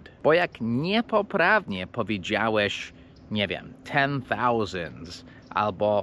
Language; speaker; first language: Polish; non-native, fluent; English